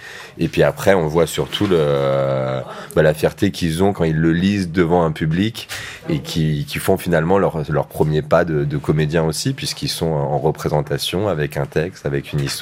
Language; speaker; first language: French; native; French